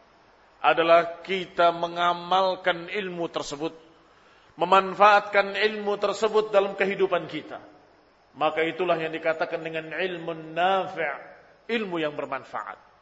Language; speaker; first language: Indonesian; native; Indonesian